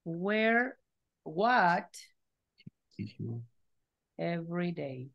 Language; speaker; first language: English; non-native, fluent; Spanish